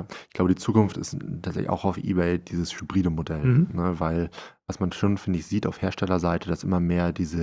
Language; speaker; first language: German; native; German